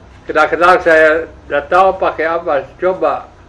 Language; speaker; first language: Indonesian; non-native, learner; Dutch